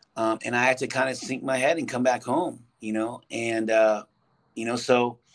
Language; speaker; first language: English; native; English